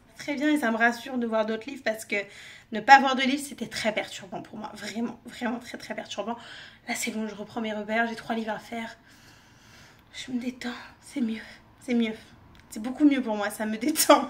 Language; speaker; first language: French; native; French